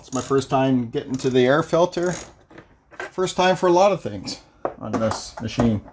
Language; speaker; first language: English; native; English